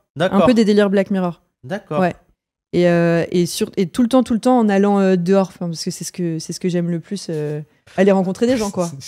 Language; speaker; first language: French; native; French